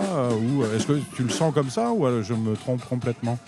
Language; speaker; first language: French; native; French